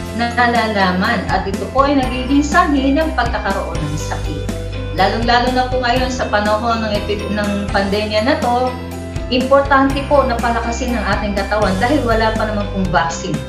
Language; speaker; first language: Filipino; native; Filipino